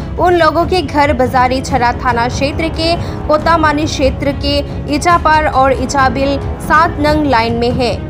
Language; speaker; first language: Hindi; non-native, local second language; Bangla